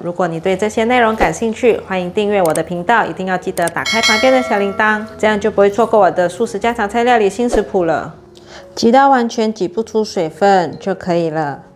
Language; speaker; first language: Chinese; native; Chinese